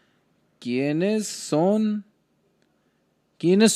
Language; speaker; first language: Spanish; non-native, learner; Hindi